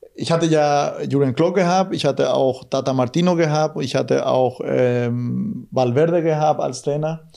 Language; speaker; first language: German; non-native, fluent; Guarani